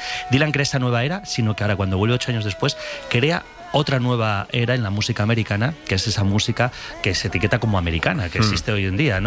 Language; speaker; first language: Spanish; native; Spanish